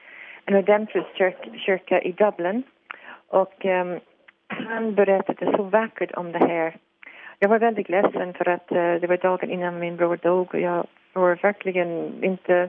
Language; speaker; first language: Swedish; non-native, fluent; English